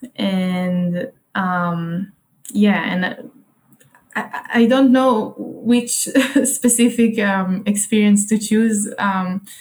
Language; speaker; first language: English; non-native, fluent; Hebrew